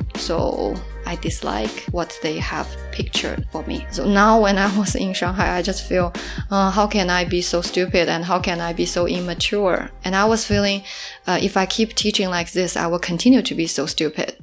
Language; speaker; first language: English; non-native, fluent; Chinese